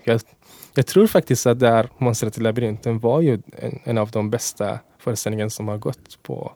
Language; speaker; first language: Swedish; non-native, fluent; Persian